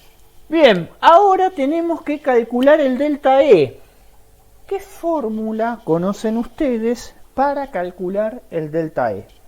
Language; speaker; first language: Spanish; native; Spanish